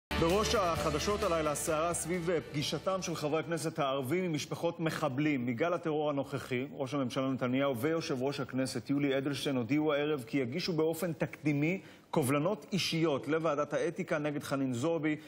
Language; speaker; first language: Hebrew; native; Hebrew